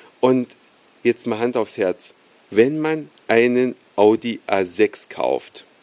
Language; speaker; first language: German; native; German